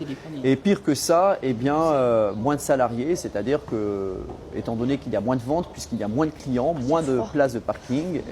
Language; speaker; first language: French; native; French